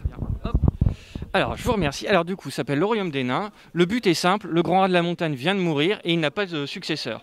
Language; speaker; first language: French; native; French